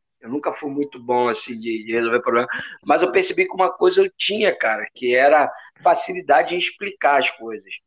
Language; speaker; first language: Portuguese; native; Portuguese